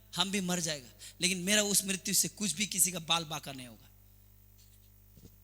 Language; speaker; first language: Hindi; non-native, local second language; Assamese